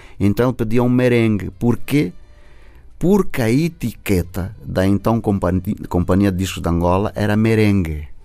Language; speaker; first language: Portuguese; native; Portuguese